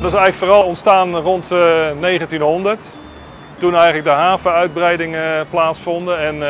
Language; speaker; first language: Dutch; native; Dutch